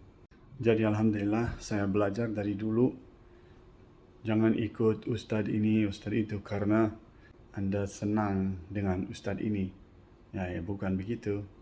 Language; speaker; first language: Indonesian; non-native, fluent; English